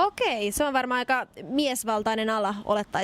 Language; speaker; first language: Finnish; native; Finnish